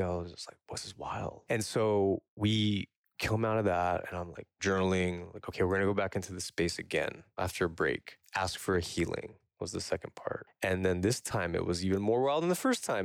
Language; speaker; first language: English; native; English